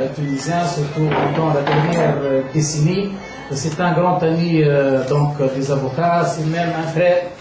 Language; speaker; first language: French; non-native, local second language; Arabic